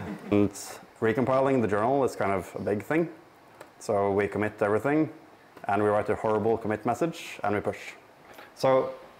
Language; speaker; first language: English; non-native, fluent; Norwegian